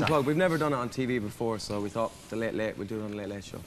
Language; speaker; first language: English; native; English